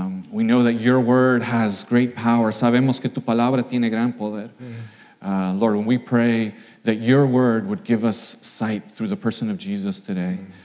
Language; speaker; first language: English; native; English